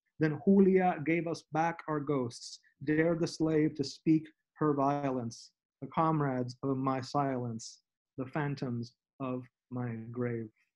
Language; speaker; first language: English; early bilingual, other home language; Spanish